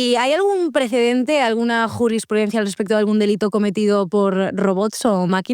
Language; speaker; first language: Spanish; native; Spanish